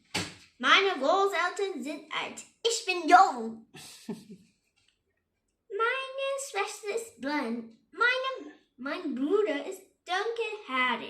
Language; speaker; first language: German; non-native, learner; Vietnamese